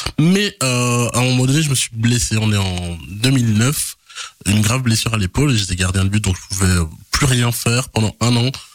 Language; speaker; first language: French; early bilingual, other home language; Lingala